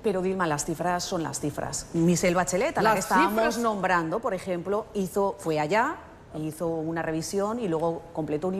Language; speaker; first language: Spanish; native; Spanish